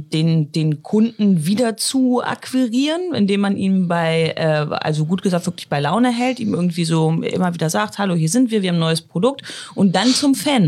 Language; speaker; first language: German; native; German